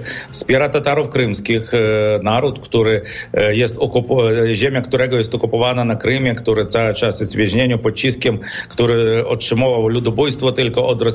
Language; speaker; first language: Polish; non-native, fluent; Ukrainian